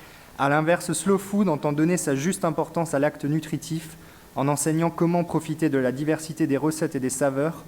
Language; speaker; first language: French; native; French